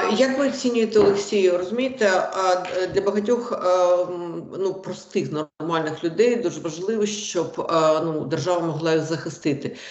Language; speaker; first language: Ukrainian; non-native, local second language; Russian